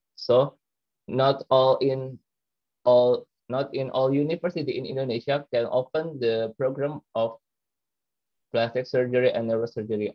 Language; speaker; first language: English; non-native, learner; Indonesian